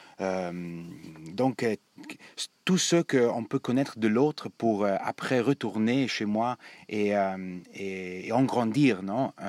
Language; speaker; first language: French; non-native, learner; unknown